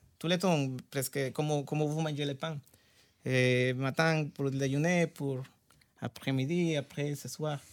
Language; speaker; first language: French; non-native, learner; Spanish